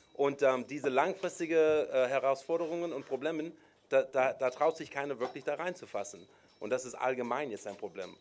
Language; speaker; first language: German; non-native, fluent; English